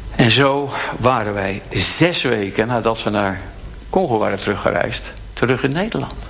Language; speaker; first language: Dutch; native; Dutch